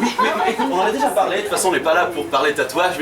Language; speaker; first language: French; native; French